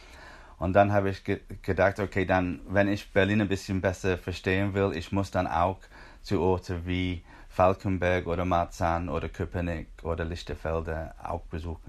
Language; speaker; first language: German; non-native, fluent; English